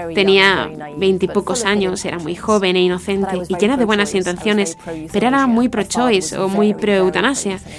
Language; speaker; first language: Spanish; non-native, fluent; English